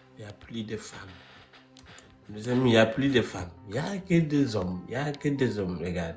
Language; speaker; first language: French; non-native, local second language; Wolof